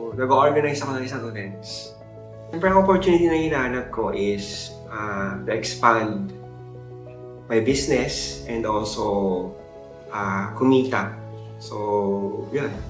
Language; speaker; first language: Filipino; native; Filipino